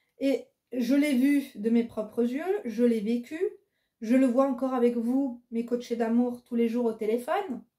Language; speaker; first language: French; native; French